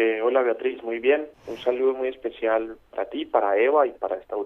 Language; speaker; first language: Spanish; native; Spanish